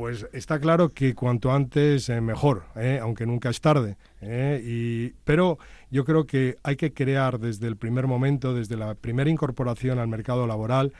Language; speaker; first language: Spanish; native; Spanish